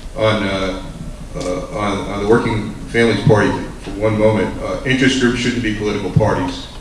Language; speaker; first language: English; native; English